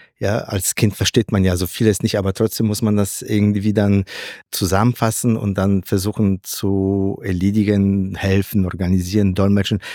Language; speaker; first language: German; non-native, fluent; Polish